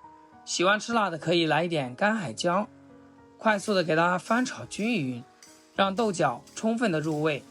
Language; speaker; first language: Chinese; native; Chinese